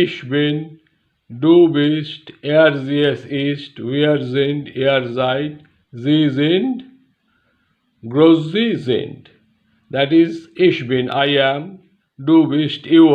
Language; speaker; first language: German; non-native, fluent; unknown